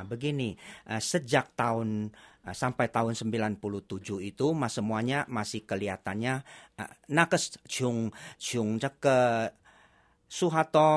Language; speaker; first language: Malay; non-native, local second language; Chinese